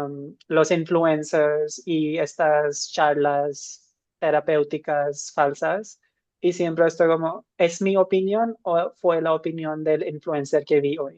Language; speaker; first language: Spanish; non-native, fluent; Hindi